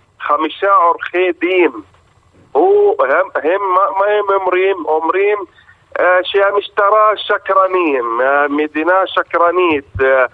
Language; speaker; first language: Hebrew; non-native, local second language; Arabic